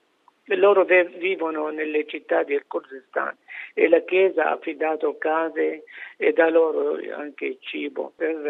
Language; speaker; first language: Italian; non-native, fluent; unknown